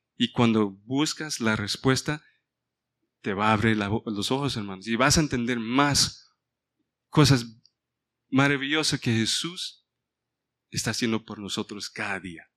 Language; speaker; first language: Spanish; early bilingual, heritage; Spanish